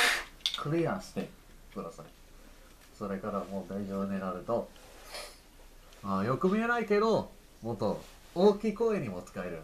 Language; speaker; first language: Japanese; non-native, learner; English